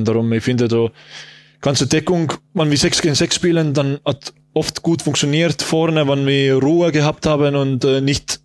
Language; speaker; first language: German; non-native, learner; Estonian